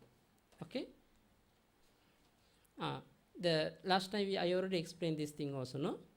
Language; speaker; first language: English; non-native, learner; Sinhala